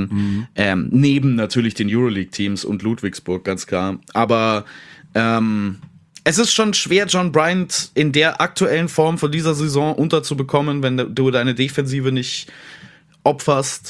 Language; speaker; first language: German; native; German